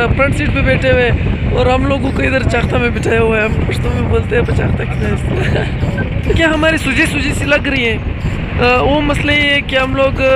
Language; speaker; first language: Urdu; non-native, local second language; Pashto